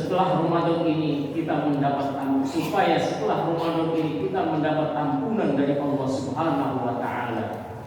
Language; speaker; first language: Indonesian; native; Indonesian